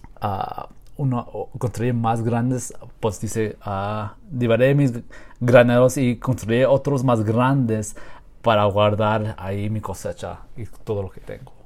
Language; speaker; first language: Spanish; non-native, learner; English